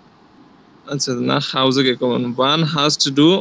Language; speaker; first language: German; non-native, learner; Bangla